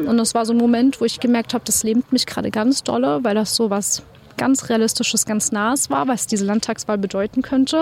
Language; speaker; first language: German; native; German